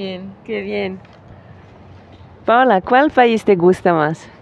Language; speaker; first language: Spanish; non-native, learner; German